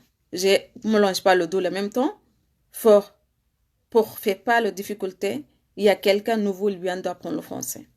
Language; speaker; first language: French; non-native, learner; Arabic